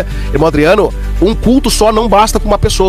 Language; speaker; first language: Portuguese; native; Portuguese